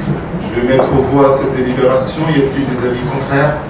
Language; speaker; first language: French; native; French